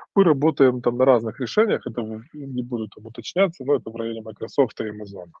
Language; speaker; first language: Russian; native; Russian